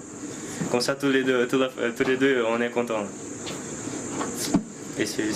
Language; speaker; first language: French; non-native, fluent; Portuguese